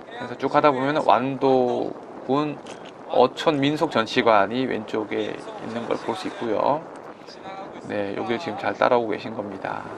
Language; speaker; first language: Korean; native; Korean